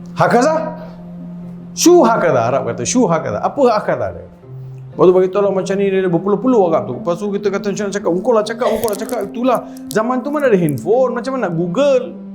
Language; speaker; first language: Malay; non-native, local second language; Tamil